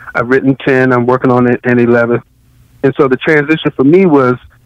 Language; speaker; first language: English; native; English